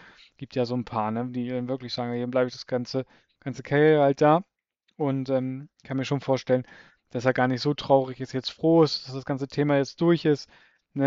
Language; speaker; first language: German; native; German